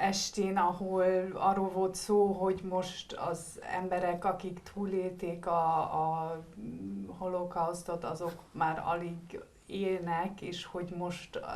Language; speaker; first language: Hungarian; early bilingual, heritage; Hungarian